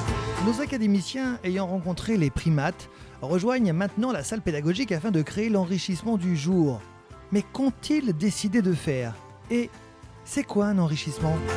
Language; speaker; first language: French; native; French